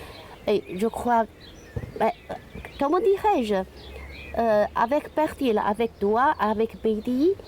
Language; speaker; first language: French; non-native, fluent; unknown